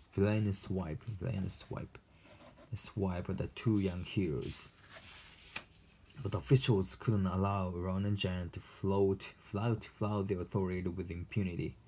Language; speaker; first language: English; non-native, fluent; Japanese